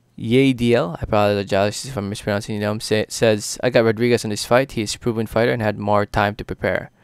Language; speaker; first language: English; early bilingual, other home language; Filipino